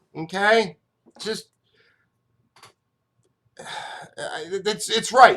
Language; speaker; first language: English; native; English